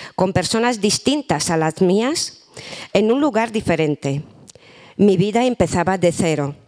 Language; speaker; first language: Spanish; non-native, fluent; Romanian